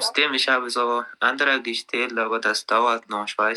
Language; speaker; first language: German; non-native, learner; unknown